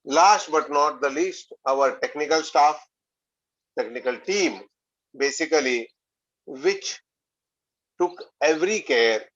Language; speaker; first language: English; non-native, local second language; Marathi